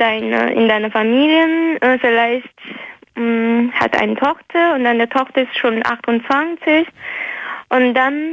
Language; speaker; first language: German; non-native, fluent; Chinese